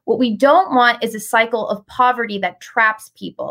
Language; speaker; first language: English; native; English